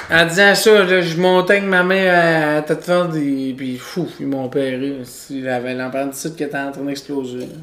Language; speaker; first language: French; native; French